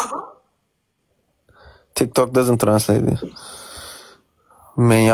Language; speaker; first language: English; non-native, learner; Turkish